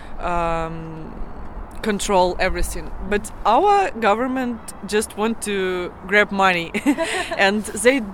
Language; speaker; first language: English; non-native, learner; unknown